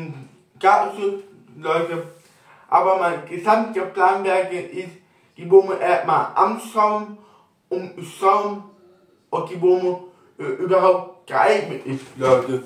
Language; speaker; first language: German; non-native, local second language; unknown